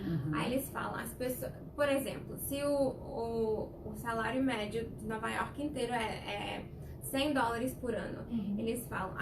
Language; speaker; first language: Portuguese; non-native, fluent; Spanish